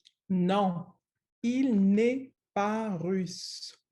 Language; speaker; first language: French; non-native, learner; English